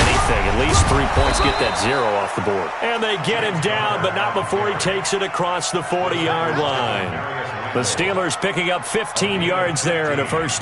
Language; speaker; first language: English; native; English